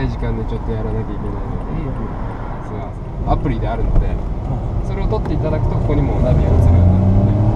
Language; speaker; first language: Japanese; native; Japanese